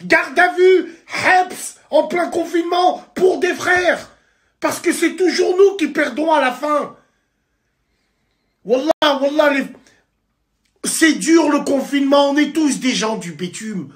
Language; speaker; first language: French; native; French